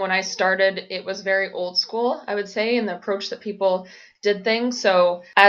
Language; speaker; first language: English; native; English